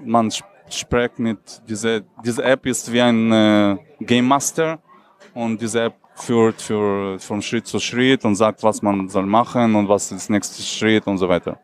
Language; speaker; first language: German; non-native, learner; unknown